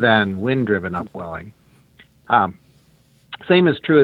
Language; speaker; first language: English; native; English